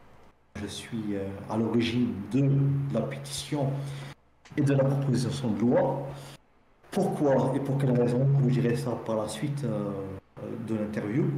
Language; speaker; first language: French; native; French